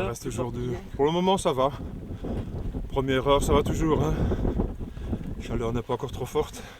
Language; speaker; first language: French; non-native, local second language; Dutch